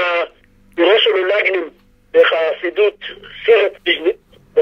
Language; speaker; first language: Hebrew; native; Hebrew